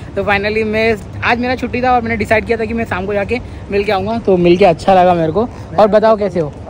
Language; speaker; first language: Hindi; native; Hindi